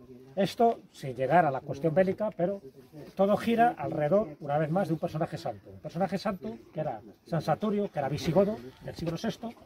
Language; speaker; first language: Spanish; native; Spanish